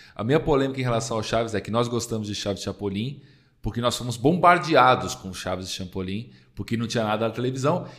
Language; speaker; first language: Portuguese; early bilingual, other home language; Spanish